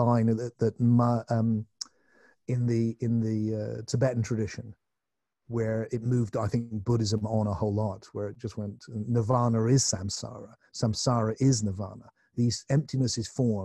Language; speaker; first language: English; native; English